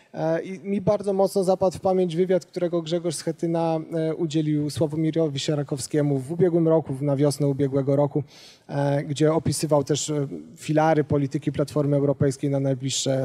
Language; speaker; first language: Polish; native; Polish